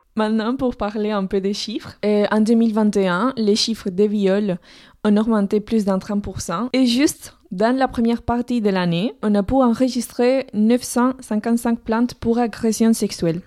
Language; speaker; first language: French; non-native, fluent; Spanish